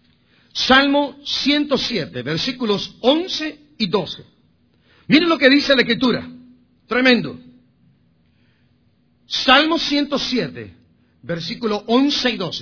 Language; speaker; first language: Spanish; native; Spanish